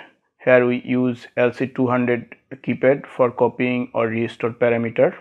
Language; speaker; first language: English; non-native, learner; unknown